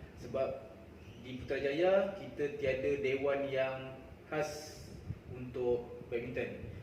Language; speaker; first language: Malay; native; Malay